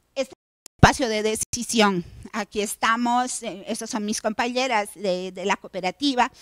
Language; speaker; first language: Spanish; native; Spanish